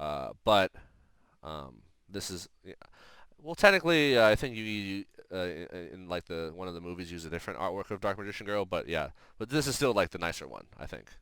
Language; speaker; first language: English; native; English